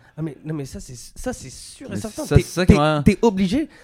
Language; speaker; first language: French; native; French